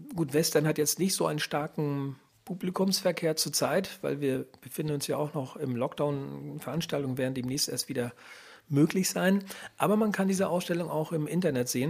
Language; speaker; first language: German; native; German